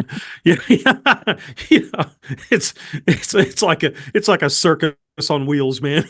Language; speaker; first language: English; native; English